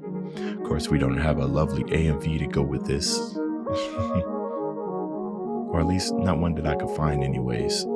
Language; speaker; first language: English; native; English